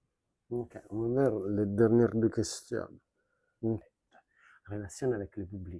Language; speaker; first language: French; non-native, learner; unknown